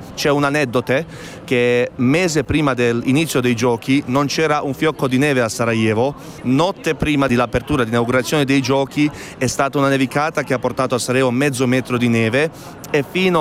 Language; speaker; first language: Italian; non-native, fluent; Bosnian